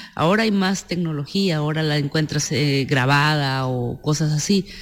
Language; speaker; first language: Spanish; native; Spanish